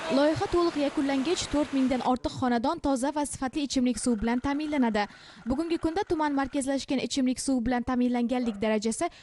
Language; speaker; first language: Uzbek; native; Uzbek